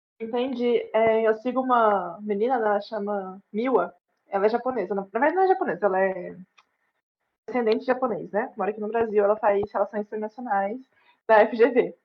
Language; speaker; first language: Portuguese; native; Portuguese